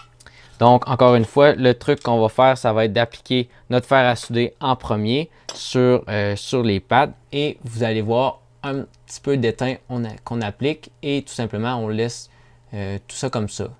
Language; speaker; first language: French; native; French